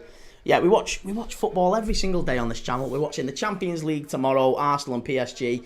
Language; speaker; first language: English; native; English